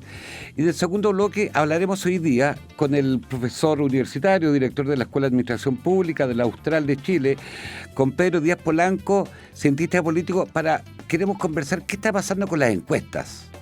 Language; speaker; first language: Spanish; native; Spanish